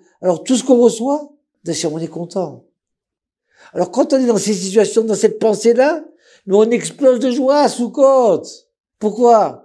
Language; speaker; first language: French; native; French